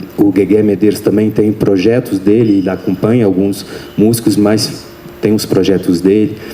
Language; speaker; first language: Portuguese; non-native, fluent; French